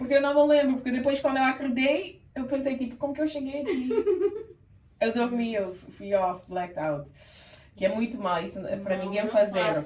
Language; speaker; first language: Portuguese; early bilingual, heritage; Portuguese